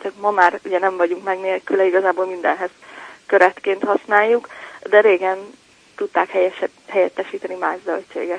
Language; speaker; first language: Hungarian; native; Hungarian